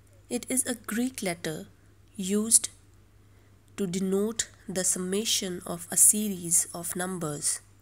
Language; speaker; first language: English; non-native, local second language; Urdu